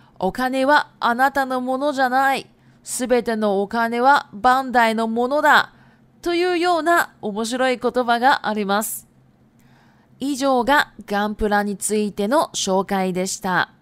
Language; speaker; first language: Japanese; non-native, fluent; Chinese